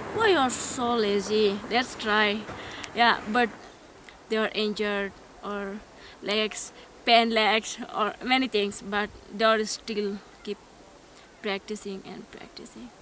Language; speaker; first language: English; non-native, learner; Persian